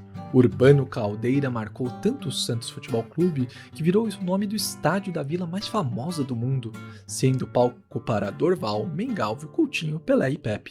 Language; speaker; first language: Portuguese; native; Portuguese